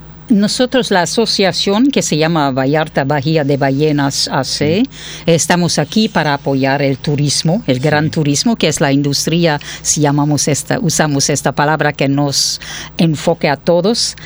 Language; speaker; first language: Spanish; non-native, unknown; French